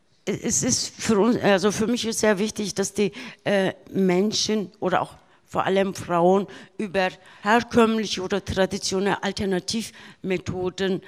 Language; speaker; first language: German; early bilingual, other home language; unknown